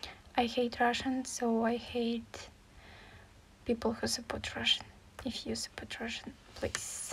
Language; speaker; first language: English; non-native, learner; Ukrainian